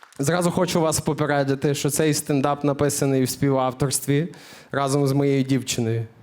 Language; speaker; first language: Ukrainian; native; Ukrainian